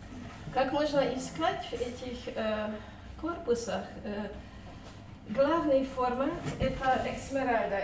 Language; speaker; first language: Russian; non-native, fluent; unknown